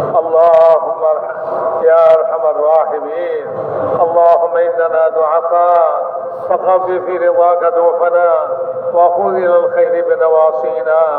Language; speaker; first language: Arabic; non-native, fluent; Bangla